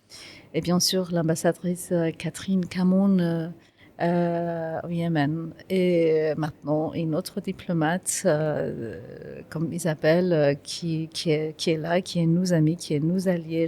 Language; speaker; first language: French; non-native, fluent; Kurdish